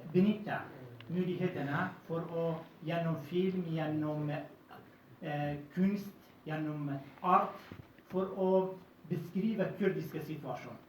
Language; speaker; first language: Norwegian; non-native, fluent; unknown